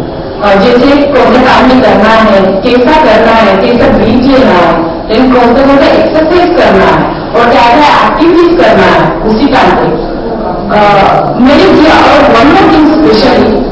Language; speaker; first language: Hindi; non-native, local second language; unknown